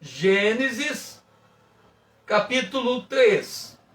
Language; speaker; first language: Portuguese; native; Portuguese